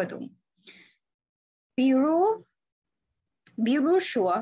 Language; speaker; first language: Chinese; non-native, learner; English